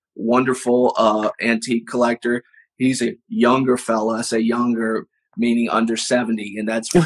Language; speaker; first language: English; native; English